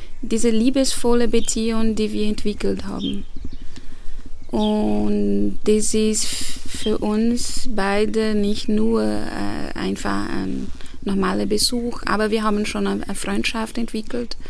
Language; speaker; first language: German; non-native, fluent; Portuguese